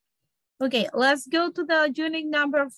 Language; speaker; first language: English; non-native, learner; Spanish